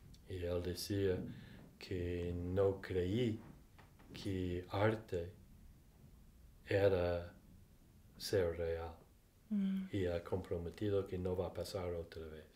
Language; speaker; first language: Spanish; non-native, fluent; English